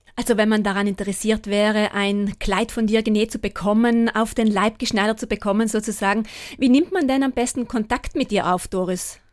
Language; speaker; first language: German; native; German